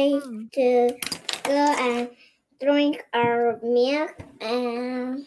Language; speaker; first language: English; non-native, learner; Korean